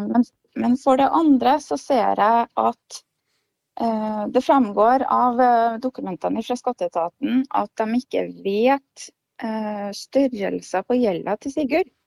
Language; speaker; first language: Norwegian; native; Norwegian